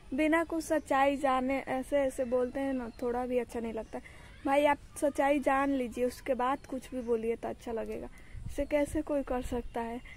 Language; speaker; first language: Hindi; native; Hindi